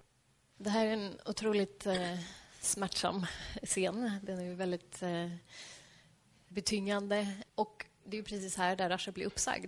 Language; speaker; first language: Swedish; native; Swedish